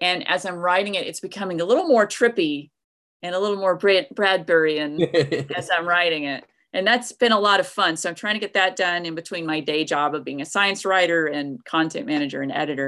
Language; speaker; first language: English; native; English